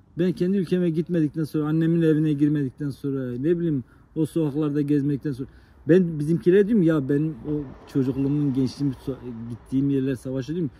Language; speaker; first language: Turkish; non-native, local second language; Kurdish